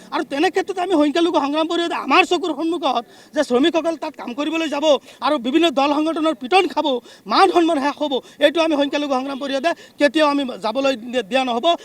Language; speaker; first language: Assamese; non-native, local second language; Bangla